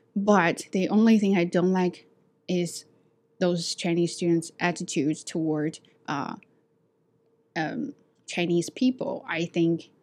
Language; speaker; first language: English; non-native, fluent; Chinese